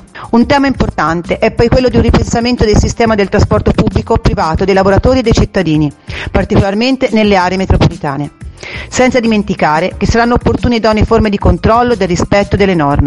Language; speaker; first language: Italian; native; Italian